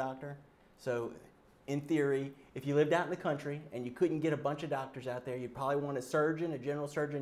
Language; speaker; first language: English; native; English